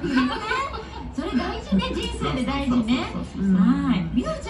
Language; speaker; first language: Japanese; native; Japanese